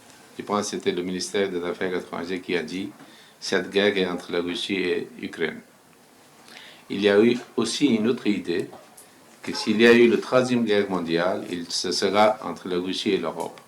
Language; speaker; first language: French; non-native, learner; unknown